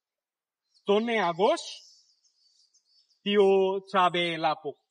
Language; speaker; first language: French; non-native, learner; Bangla